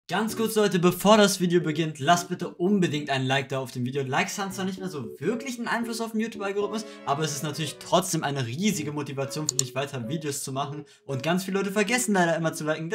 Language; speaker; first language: German; native; German